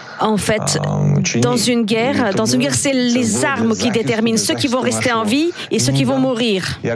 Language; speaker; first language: French; non-native, fluent; Ukrainian